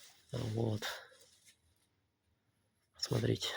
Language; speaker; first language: Russian; non-native, local second language; Yakut